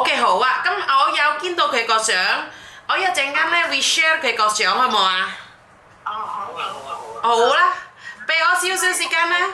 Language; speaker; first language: Cantonese; non-native, fluent; Indonesian